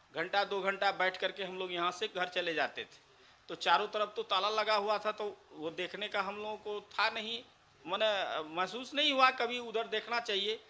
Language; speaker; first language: Hindi; native; Hindi